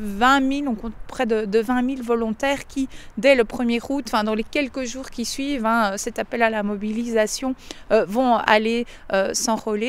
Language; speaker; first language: French; native; French